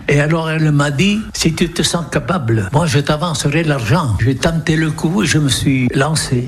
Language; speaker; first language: French; non-native, local second language; Occitan